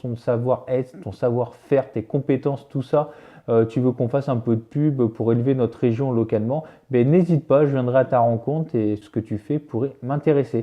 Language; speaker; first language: French; native; French